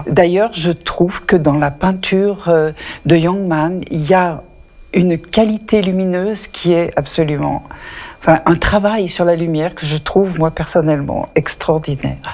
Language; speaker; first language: French; native; French